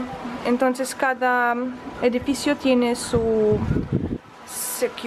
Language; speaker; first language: Spanish; non-native, fluent; Russian